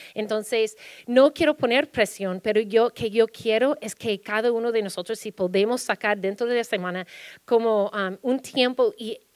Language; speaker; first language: Spanish; early bilingual, heritage; Spanish